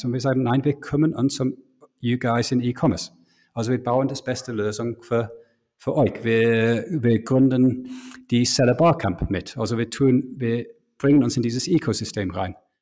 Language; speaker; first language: German; non-native, fluent; English